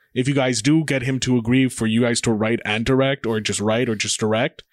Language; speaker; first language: English; native; English